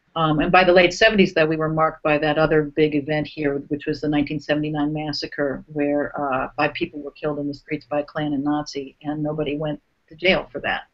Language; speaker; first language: English; native; English